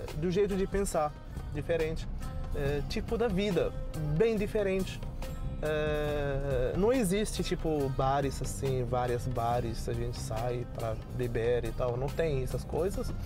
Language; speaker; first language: Portuguese; non-native, learner; Arabic